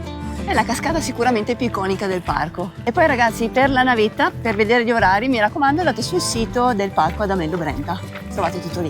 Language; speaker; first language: Italian; native; Italian